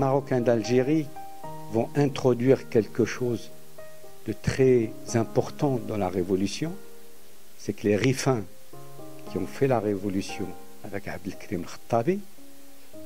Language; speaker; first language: French; non-native, local second language; Arabic